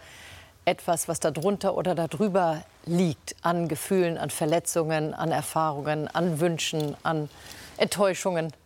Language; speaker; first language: German; native; German